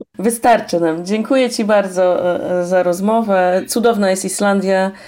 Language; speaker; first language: Polish; native; Polish